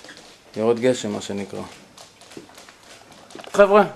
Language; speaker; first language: Hebrew; native; Hebrew